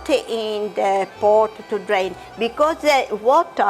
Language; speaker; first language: English; non-native, fluent; Italian